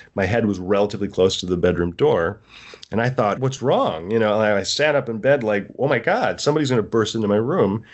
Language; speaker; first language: English; native; English